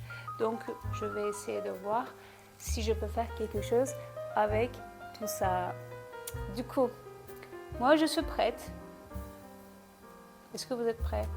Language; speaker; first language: French; non-native, fluent; Turkish